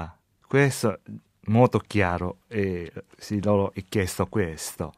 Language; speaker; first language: Italian; non-native, learner; Chinese